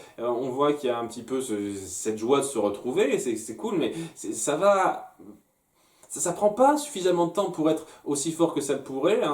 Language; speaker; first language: French; native; French